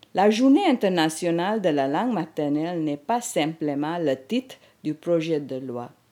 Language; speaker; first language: French; non-native, fluent; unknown